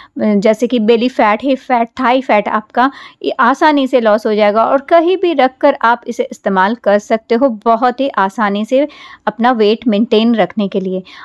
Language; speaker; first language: Hindi; native; Hindi